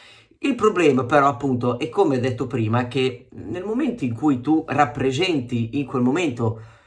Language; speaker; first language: Italian; native; Italian